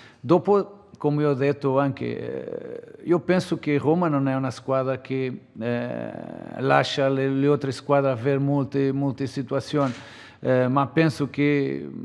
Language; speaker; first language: Italian; non-native, fluent; Portuguese